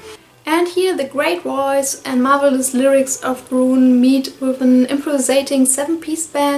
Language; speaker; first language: English; non-native, fluent; German